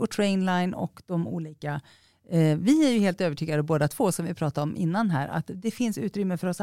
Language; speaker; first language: Swedish; native; Swedish